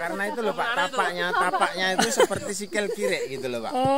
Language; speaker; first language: Indonesian; non-native, local second language; Javanese